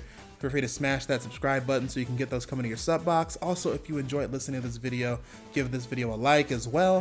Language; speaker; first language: English; native; English